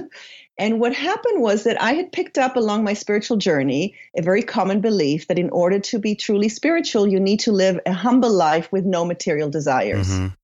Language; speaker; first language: English; non-native, fluent; Hebrew